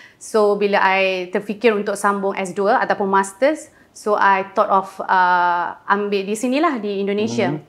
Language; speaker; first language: Malay; native; Malay